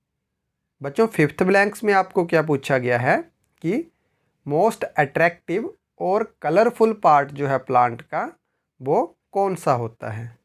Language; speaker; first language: Hindi; native; Hindi